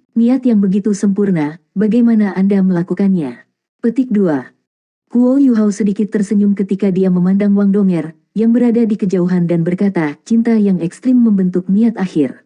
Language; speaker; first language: Indonesian; native; Indonesian